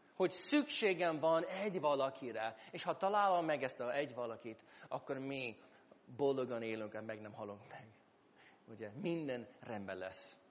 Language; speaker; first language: Hungarian; non-native, fluent; English